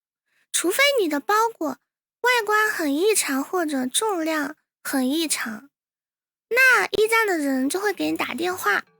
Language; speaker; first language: Chinese; native; Chinese